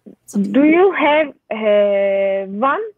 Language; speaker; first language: English; non-native, learner; Turkish